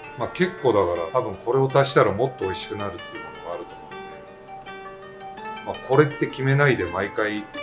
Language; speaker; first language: Japanese; native; Japanese